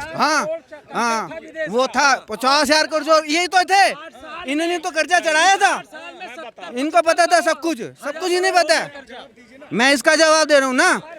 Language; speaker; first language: Hindi; native; Hindi